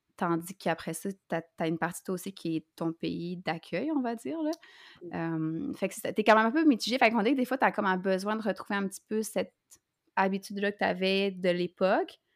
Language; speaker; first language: French; native; French